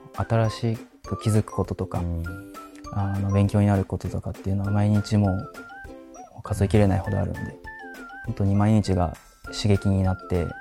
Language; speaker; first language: Japanese; native; Japanese